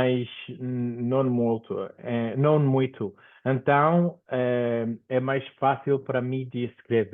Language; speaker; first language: Portuguese; non-native, fluent; Spanish